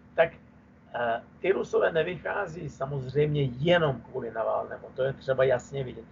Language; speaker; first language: Czech; non-native, fluent; Russian